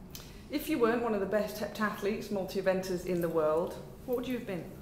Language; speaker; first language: English; native; English